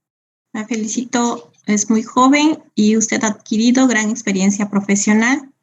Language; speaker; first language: Spanish; native; Spanish